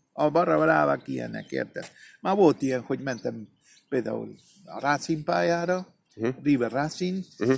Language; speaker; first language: Hungarian; early bilingual, heritage; Spanish